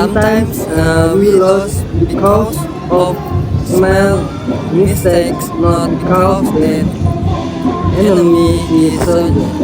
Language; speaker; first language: English; non-native, learner; Indonesian